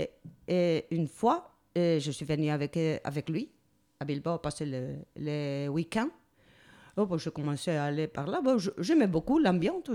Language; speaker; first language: French; non-native, learner; Spanish